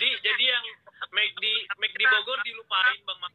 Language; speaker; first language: Indonesian; native; Indonesian